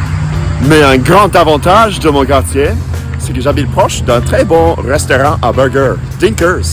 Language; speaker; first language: French; non-native, fluent; English